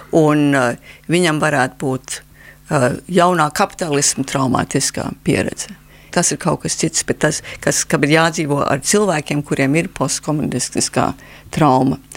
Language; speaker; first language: Latvian; early bilingual, heritage; Latvian